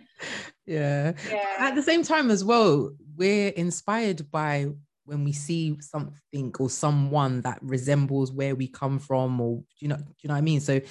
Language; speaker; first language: English; native; English